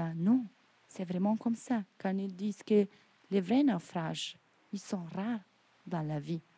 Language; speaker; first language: French; non-native, fluent; Italian